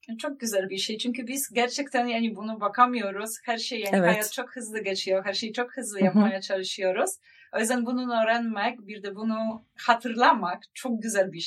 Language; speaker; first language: Turkish; non-native, learner; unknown